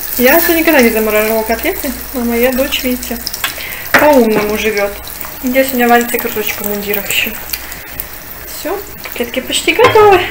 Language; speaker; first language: Russian; native; Russian